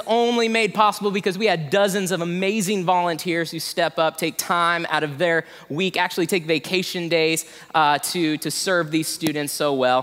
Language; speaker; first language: English; native; English